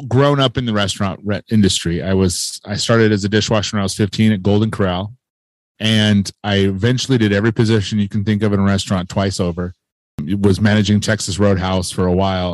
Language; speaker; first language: English; native; English